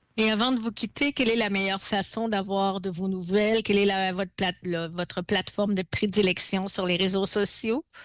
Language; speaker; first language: French; native; French